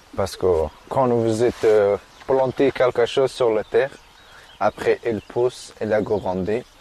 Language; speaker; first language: French; non-native, learner; Persian